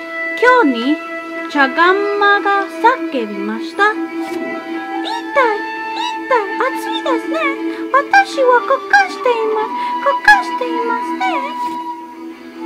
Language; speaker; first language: Japanese; non-native, learner; English